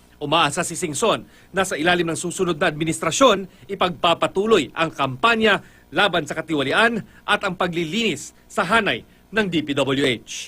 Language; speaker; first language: Filipino; native; Filipino